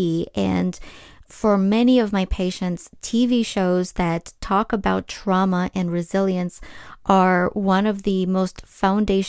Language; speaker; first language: English; non-native, fluent; Ukrainian